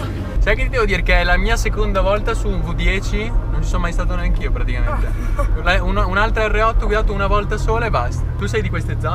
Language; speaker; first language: Italian; native; Italian